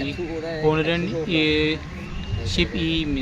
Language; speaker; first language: Korean; non-native, learner; Punjabi